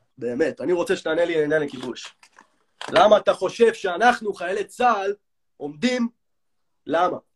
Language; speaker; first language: Hebrew; native; Hebrew